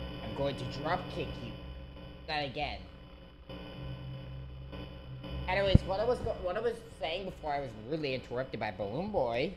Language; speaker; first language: English; native; English